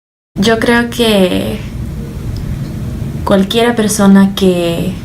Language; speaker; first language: Spanish; early bilingual, heritage; Spanish